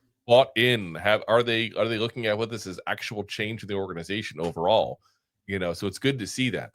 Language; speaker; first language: English; native; English